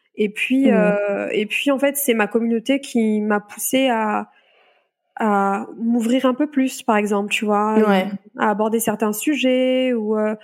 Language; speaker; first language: French; native; French